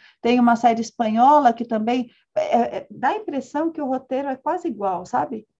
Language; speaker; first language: Portuguese; early bilingual, other home language; Spanish